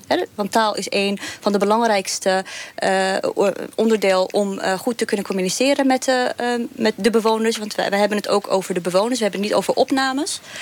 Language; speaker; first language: Dutch; early bilingual, other home language; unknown